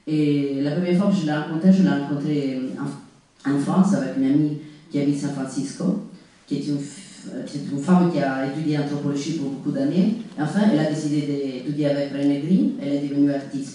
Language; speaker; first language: French; non-native, fluent; Italian